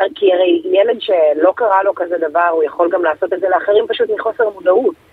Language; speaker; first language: Hebrew; early bilingual, other home language; Russian